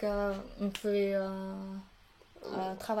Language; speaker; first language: French; non-native, learner; Khmer